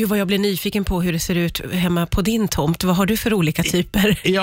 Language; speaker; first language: Swedish; native; Swedish